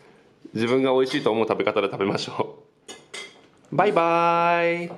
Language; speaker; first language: Japanese; native; Japanese